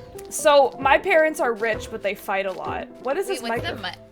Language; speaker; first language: English; native; English